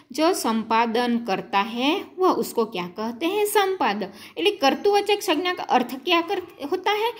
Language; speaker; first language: Hindi; non-native, local second language; Gujarati